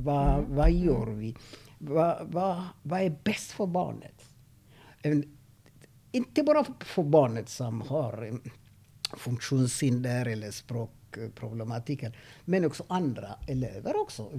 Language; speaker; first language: Swedish; non-native, fluent; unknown